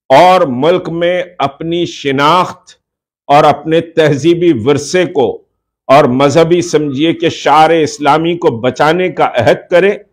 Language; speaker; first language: Hindi; non-native, local second language; Urdu